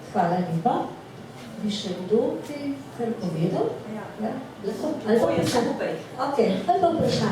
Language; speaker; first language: Slovenian; native; Slovenian